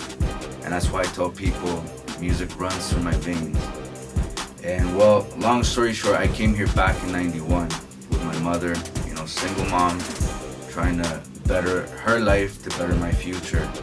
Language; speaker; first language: English; early bilingual, other home language; Spanish